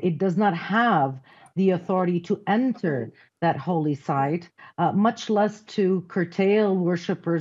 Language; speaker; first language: English; non-native, fluent; Arabic